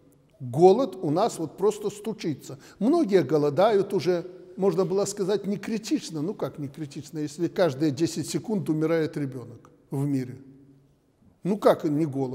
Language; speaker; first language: Russian; native; Russian